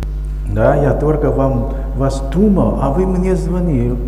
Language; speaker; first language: Russian; non-native, learner; Chinese